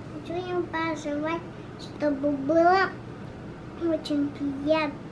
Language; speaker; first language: Russian; early bilingual, heritage; Russian